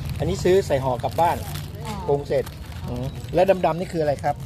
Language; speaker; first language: Thai; native; Thai